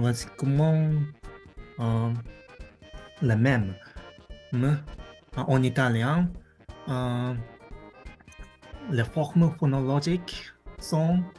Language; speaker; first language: French; non-native, fluent; Japanese